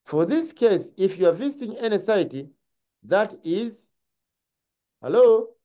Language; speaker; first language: English; non-native, local second language; Swahili